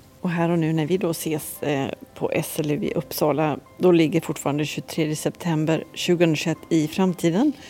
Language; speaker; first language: Swedish; native; Swedish